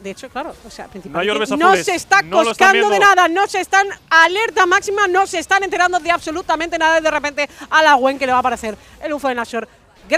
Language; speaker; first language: Spanish; native; Spanish